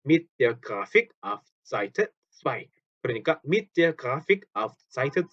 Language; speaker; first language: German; non-native, fluent; Korean